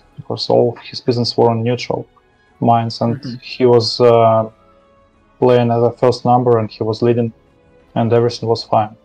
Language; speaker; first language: English; non-native, learner; Russian